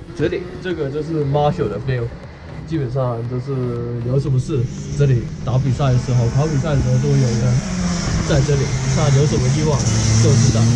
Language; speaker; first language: Chinese; non-native, local second language; Cantonese